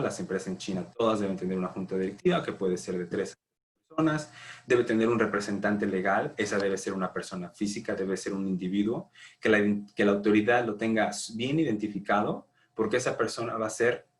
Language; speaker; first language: Spanish; native; Spanish